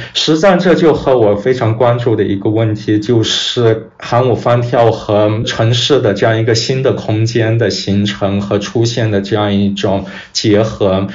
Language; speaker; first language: Chinese; native; Chinese